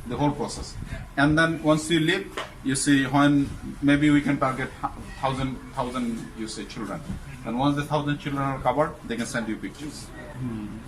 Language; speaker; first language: English; non-native, local second language; Bangla